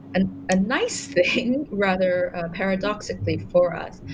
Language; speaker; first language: English; native; English